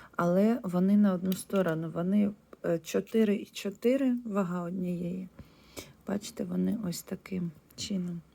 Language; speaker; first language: Ukrainian; non-native, local second language; Russian